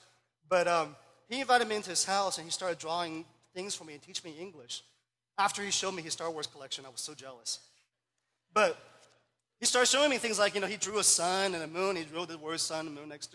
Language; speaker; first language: English; early bilingual, other home language; Chinese